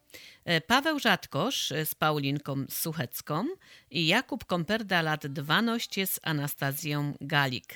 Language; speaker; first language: Polish; native; Polish